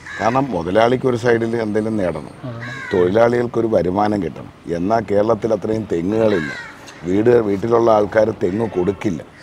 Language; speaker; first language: Malayalam; native; Malayalam